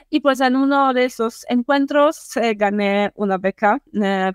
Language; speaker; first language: Spanish; non-native, fluent; Polish